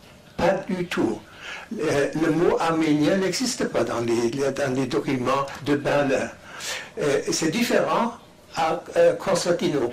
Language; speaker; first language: French; non-native, fluent; German